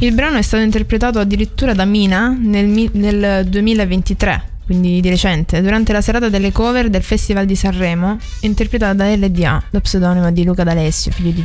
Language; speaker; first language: Italian; native; Italian